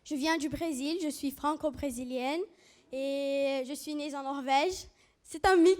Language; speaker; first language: French; non-native, fluent; Portuguese